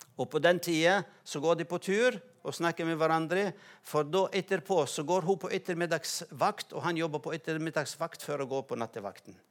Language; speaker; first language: Norwegian; non-native, fluent; Arabic